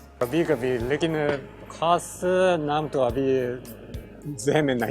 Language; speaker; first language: Hindi; non-native, learner; Japanese